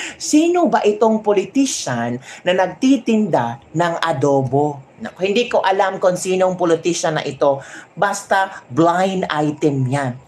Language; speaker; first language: Filipino; non-native, local second language; Hiligaynon